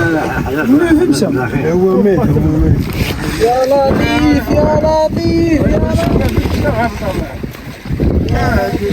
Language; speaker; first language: Arabic; native; Arabic